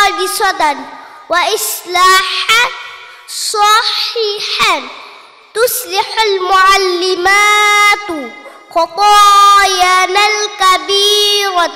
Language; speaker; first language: Arabic; non-native, learner; Bangla